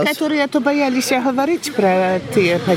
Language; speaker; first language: Polish; non-native, learner; Belarusian